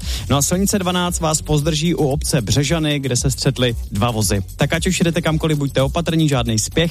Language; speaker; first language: Czech; native; Czech